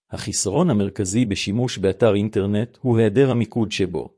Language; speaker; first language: Hebrew; native; Hebrew